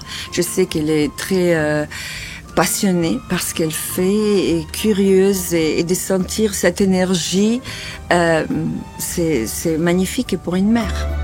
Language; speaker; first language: French; non-native, fluent; Italian